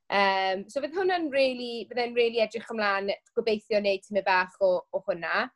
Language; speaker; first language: Welsh; non-native, local second language; English